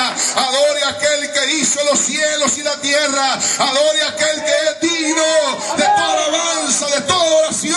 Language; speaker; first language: Spanish; native; Spanish